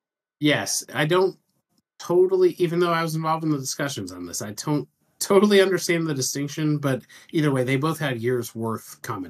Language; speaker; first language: English; native; English